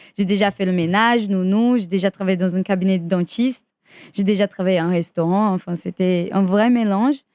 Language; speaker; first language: French; non-native, fluent; Portuguese